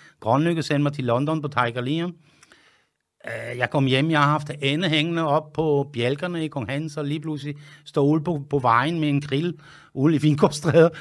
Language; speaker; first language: Danish; non-native, fluent; French